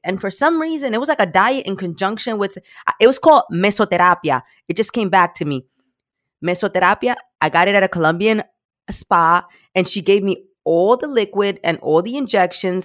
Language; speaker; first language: English; early bilingual, other home language; Spanish